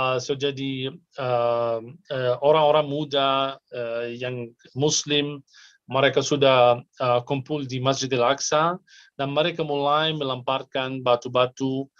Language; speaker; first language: Indonesian; non-native, fluent; Arabic